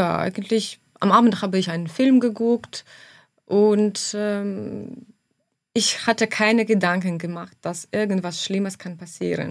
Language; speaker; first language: German; non-native, fluent; Ukrainian